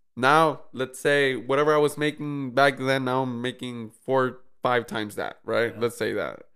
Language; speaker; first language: English; early bilingual, other home language; Spanish